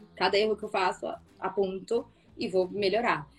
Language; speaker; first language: Portuguese; native; Portuguese